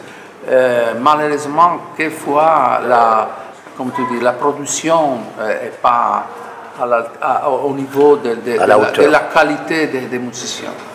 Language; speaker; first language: French; non-native, fluent; Italian